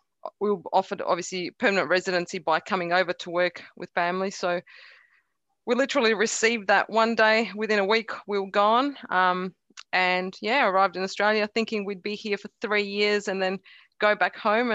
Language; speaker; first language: English; early bilingual, other home language; Croatian